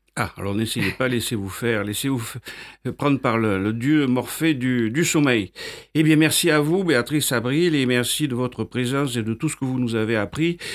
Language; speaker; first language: French; native; French